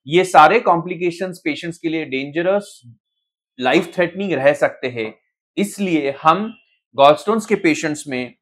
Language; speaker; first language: Hindi; non-native, local second language; Marathi